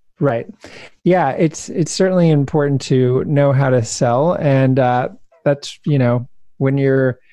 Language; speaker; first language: English; native; English